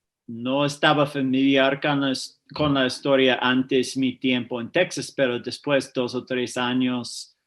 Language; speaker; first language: Spanish; non-native, fluent; English